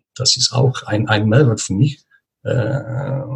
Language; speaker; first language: German; non-native, learner; Polish